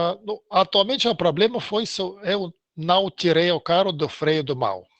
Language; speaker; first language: Portuguese; non-native, learner; Russian